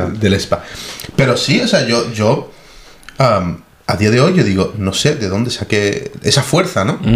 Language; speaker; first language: Spanish; native; Spanish